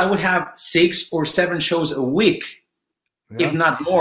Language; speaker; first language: English; non-native, fluent; Spanish